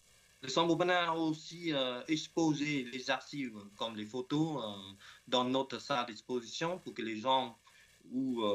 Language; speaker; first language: French; non-native, learner; Khmer